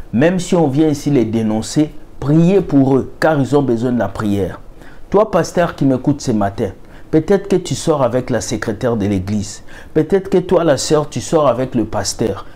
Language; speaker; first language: French; non-native, local second language; Lingala